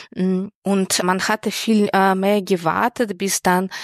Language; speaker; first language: German; non-native, fluent; Russian